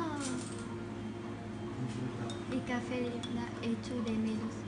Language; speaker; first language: Spanish; non-native, learner; Vietnamese